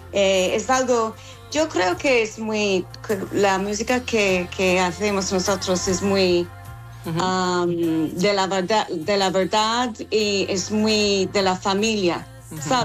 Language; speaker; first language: Spanish; non-native, fluent; English